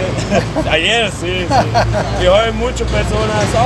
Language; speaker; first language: Spanish; non-native, learner; German